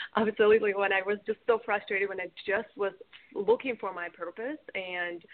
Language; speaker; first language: English; non-native, fluent; Russian